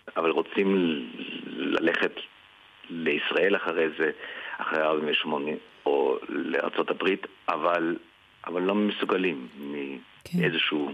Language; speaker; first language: Hebrew; early bilingual, heritage; Hebrew